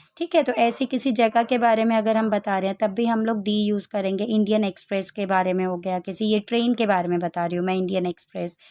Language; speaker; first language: Hindi; native; Hindi